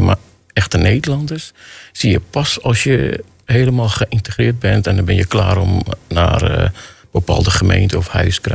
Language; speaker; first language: Dutch; non-native, fluent; Armenian